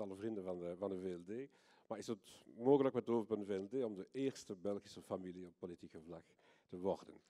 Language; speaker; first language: Dutch; non-native, local second language; French